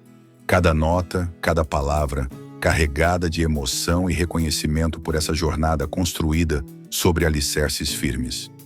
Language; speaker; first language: Portuguese; native; Portuguese